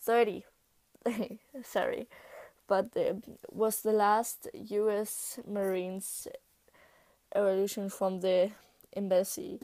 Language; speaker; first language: English; non-native, learner; Danish